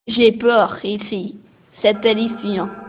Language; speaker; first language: French; non-native, learner; Dutch